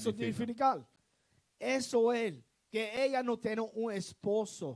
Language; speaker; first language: Spanish; non-native, learner; English